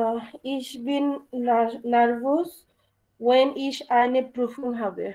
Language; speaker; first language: German; non-native, learner; Bangla